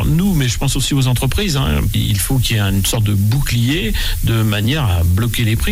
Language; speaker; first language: French; native; French